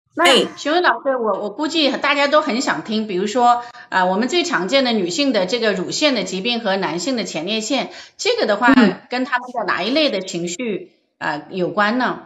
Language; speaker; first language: Chinese; native; Chinese